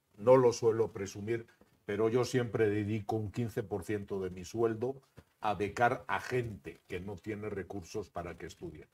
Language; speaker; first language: Spanish; native; Spanish